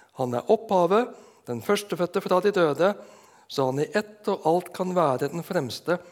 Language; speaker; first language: Norwegian; native; Norwegian